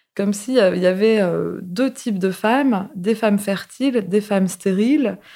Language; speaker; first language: French; native; French